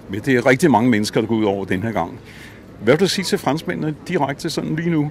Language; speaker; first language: Danish; native; Danish